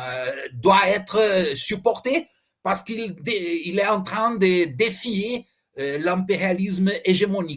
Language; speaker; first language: French; non-native, fluent; Portuguese